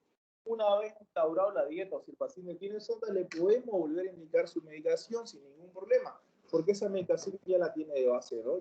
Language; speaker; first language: Spanish; native; Spanish